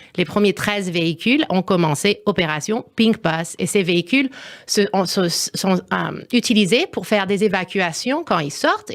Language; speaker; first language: French; non-native, fluent; English